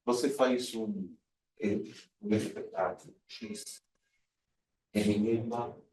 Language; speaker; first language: Portuguese; non-native, fluent; Spanish